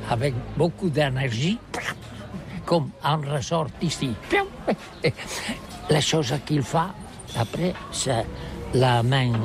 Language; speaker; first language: French; non-native, learner; Catalan